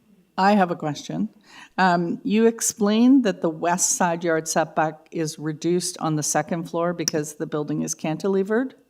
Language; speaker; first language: English; native; English